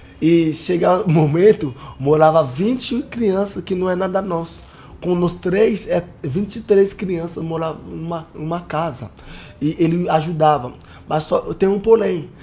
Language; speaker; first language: Portuguese; non-native, learner; Haitian Creole